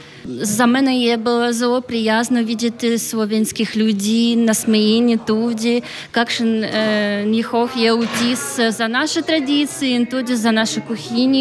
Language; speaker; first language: Slovenian; non-native, learner; Ukrainian